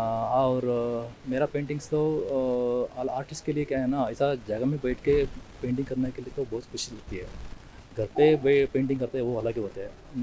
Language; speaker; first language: Hindi; non-native, local second language; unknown